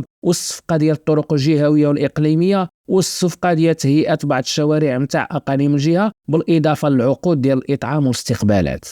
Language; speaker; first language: Arabic; native; Arabic